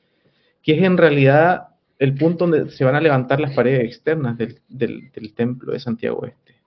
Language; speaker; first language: Spanish; native; Spanish